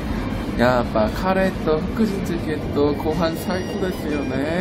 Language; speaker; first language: Japanese; non-native, fluent; Korean